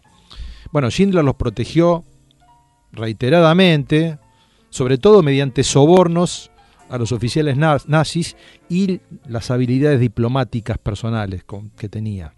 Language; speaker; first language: Spanish; native; Spanish